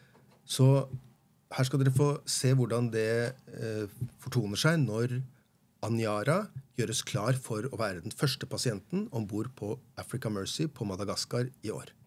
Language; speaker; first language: Norwegian; native; Norwegian